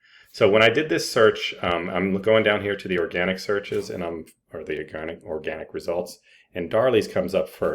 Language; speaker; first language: English; native; English